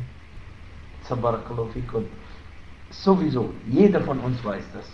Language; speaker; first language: German; non-native, fluent; Arabic